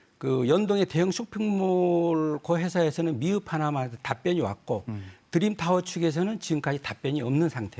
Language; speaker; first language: Korean; native; Korean